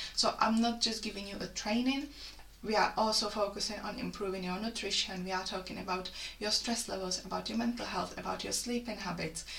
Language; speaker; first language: English; non-native, fluent; Czech